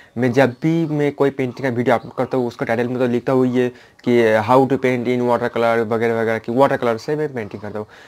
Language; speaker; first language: Hindi; non-native, local second language; Bangla